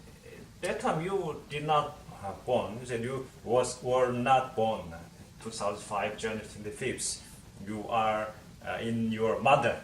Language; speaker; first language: English; non-native, learner; Korean